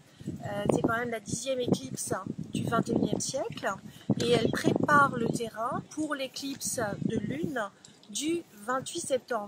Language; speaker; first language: French; native; French